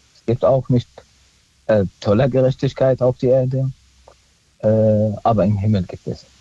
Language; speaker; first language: German; non-native, fluent; Arabic